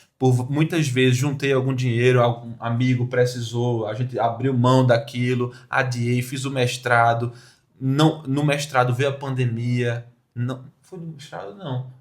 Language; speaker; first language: Portuguese; native; Portuguese